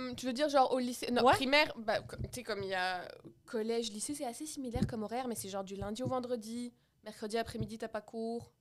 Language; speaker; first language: French; non-native, local second language; Arabic